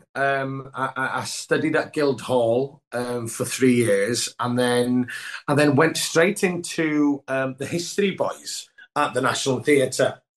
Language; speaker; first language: English; non-native, local second language; Welsh